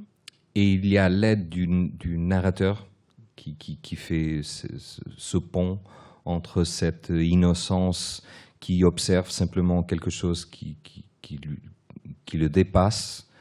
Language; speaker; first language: French; early bilingual, other home language; Portuguese